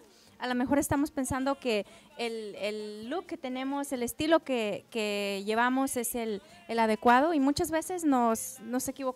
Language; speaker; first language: Spanish; native; Spanish